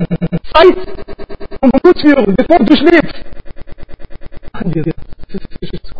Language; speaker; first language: German; non-native, learner; Arabic